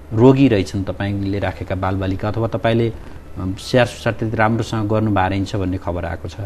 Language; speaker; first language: Nepali; native; Nepali